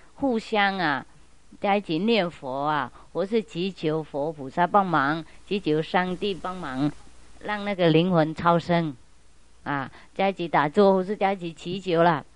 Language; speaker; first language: Chinese; non-native, fluent; Vietnamese